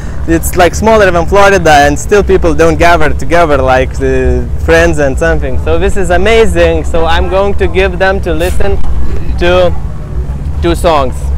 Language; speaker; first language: English; non-native, learner; Lithuanian